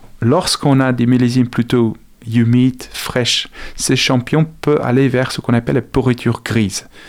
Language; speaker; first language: French; non-native, fluent; Afrikaans